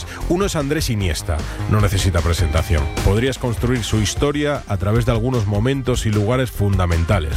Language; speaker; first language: Spanish; native; Spanish